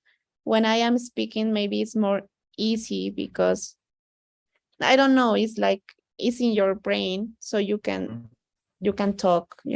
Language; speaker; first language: English; non-native, learner; Spanish